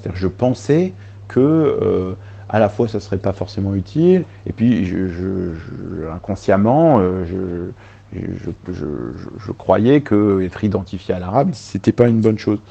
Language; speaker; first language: French; early bilingual, other home language; Arabic